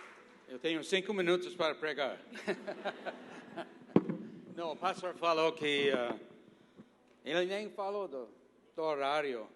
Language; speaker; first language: Portuguese; non-native, fluent; English